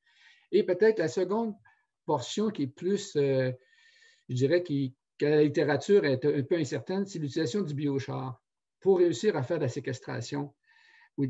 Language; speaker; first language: French; native; French